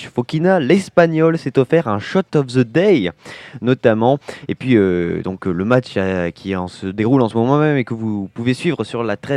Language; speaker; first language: French; native; French